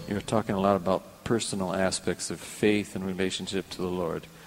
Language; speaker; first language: English; non-native, fluent; Portuguese